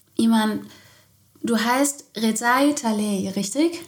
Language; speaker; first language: German; native; German